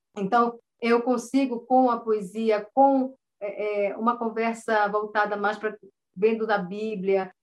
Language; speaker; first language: Portuguese; native; Portuguese